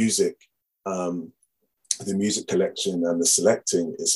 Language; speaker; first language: English; native; English